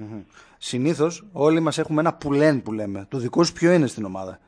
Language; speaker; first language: Greek; native; Greek